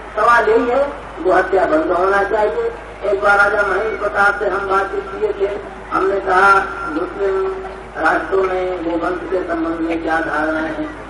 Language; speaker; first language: Hindi; native; Hindi